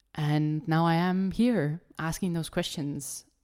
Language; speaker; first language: English; non-native, fluent; Estonian